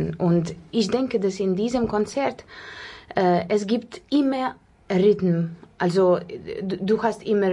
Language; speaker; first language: German; non-native, learner; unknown